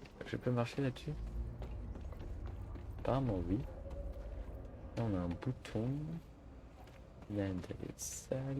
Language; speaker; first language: French; native; French